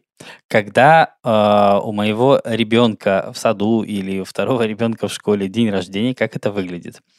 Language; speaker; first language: Russian; native; Russian